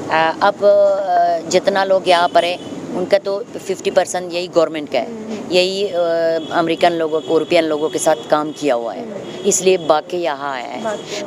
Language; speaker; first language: Hindi; non-native, fluent; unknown